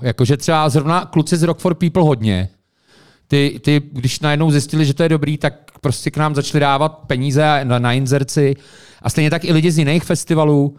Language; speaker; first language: Czech; native; Czech